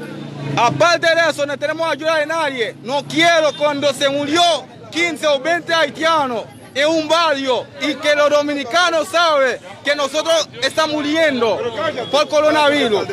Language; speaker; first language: Spanish; non-native, fluent; Haitian Creole